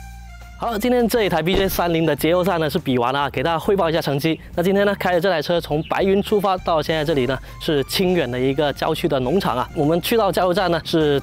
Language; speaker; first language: Chinese; native; Chinese